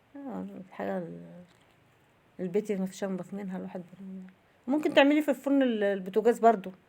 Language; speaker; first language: Egyptian Arabic; native; Egyptian Arabic